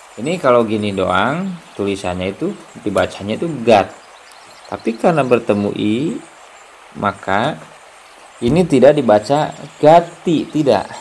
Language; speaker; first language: Indonesian; native; Indonesian